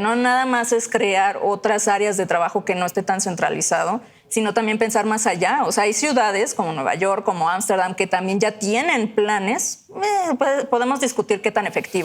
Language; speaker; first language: Spanish; native; Spanish